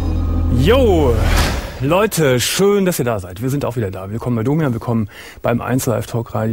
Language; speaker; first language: German; native; German